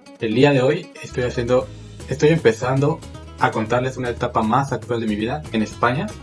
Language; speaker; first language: Spanish; native; Spanish